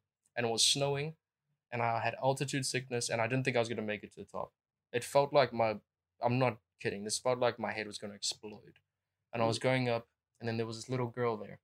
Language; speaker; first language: English; native; English